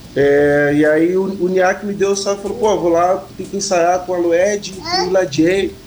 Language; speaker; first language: Portuguese; native; Portuguese